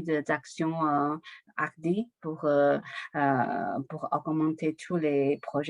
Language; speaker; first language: French; non-native, learner; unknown